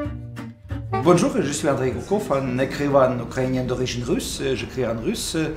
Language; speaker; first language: French; non-native, fluent; Russian